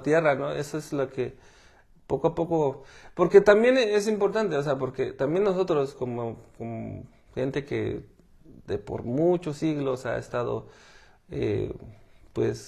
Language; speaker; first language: Spanish; native; Spanish